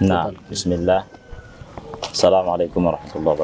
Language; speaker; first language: Arabic; non-native, fluent; Indonesian